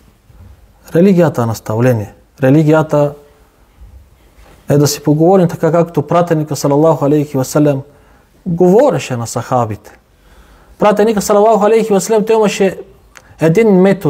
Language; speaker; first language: Bulgarian; non-native, local second language; Turkish